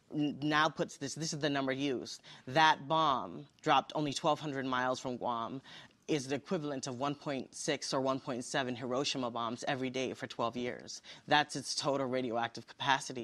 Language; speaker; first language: English; native; English